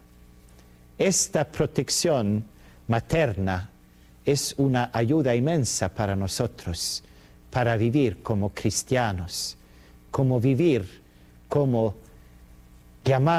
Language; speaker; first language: Spanish; non-native, fluent; Swedish